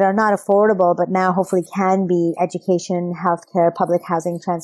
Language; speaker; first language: English; non-native, local second language; Urdu